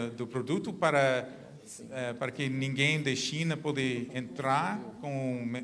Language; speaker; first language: Portuguese; non-native, learner; English